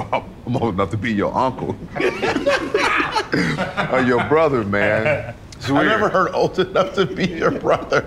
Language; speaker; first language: English; native; English